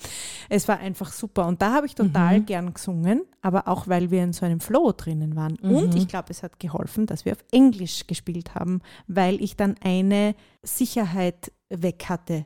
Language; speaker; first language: German; native; German